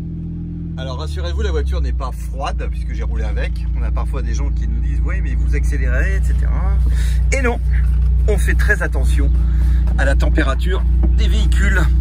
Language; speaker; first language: French; native; French